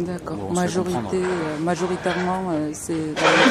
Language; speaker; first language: French; non-native, fluent; Uyghur